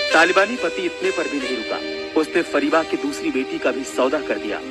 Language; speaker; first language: Hindi; native; Hindi